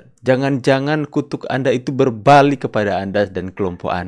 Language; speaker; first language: Indonesian; native; Indonesian